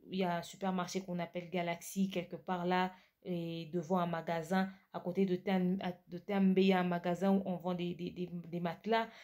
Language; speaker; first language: French; non-native, local second language; Lingala